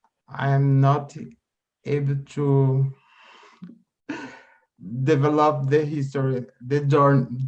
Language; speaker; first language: English; non-native, learner; Portuguese